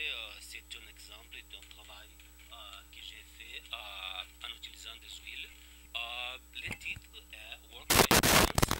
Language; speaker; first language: French; non-native, fluent; Portuguese